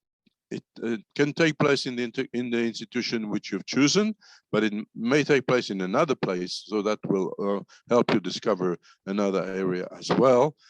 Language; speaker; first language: English; non-native, fluent; French